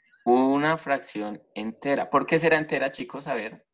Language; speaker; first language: Spanish; native; Spanish